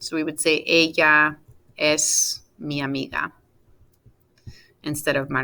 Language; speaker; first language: Spanish; non-native, fluent; English